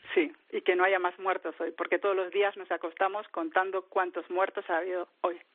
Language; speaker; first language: Spanish; native; Spanish